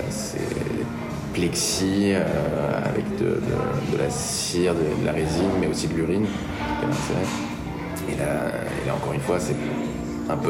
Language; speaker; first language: French; native; French